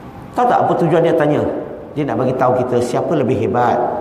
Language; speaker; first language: Malay; native; Malay